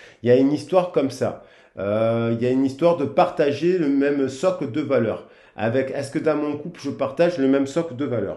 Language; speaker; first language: French; native; French